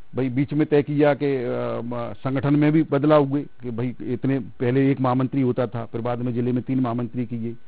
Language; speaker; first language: Hindi; native; Hindi